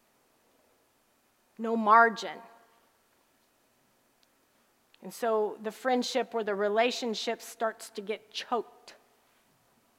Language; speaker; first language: English; native; English